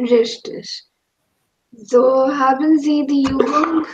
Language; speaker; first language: German; non-native, fluent; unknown